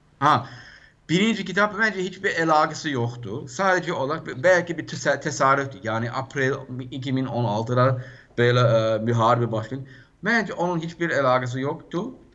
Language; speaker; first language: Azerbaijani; non-native, fluent; German